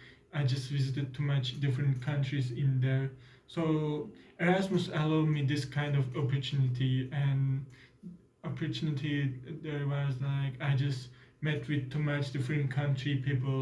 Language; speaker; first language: English; non-native, learner; Turkish